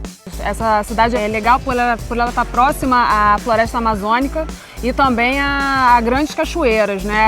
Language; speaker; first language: Portuguese; native; Portuguese